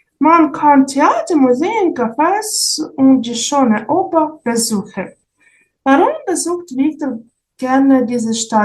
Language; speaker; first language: German; non-native, fluent; Ukrainian